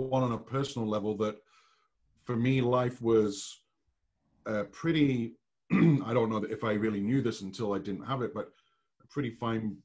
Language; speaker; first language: English; native; English